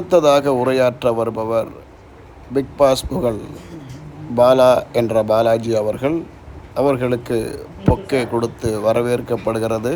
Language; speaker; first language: Tamil; native; Tamil